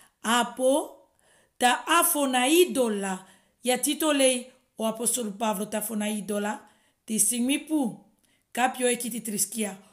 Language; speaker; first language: Greek; non-native, fluent; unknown